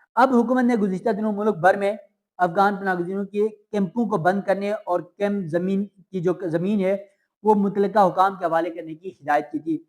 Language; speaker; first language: Urdu; non-native, local second language; Sicilian